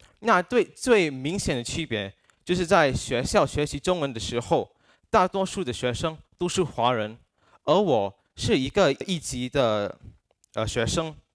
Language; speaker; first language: Chinese; non-native, local second language; English